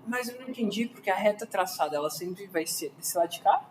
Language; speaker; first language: Portuguese; native; Portuguese